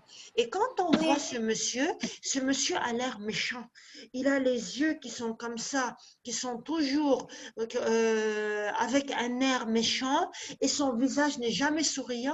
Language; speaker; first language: French; non-native, local second language; Arabic